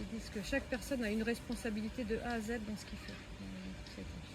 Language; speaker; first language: French; native; French